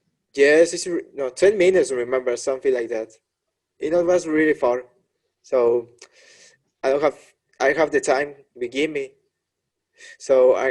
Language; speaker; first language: English; non-native, learner; Spanish